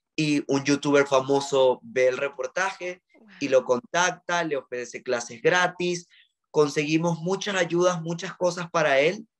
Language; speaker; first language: Spanish; native; Spanish